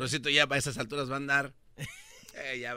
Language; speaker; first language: Spanish; native; Spanish